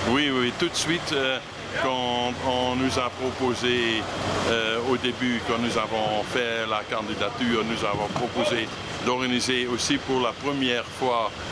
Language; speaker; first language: French; non-native, fluent; Dutch